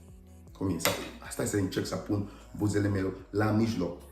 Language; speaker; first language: Romanian; non-native, learner; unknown